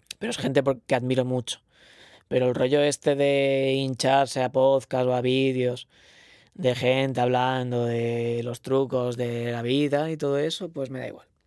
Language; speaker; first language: Spanish; non-native, local second language; Catalan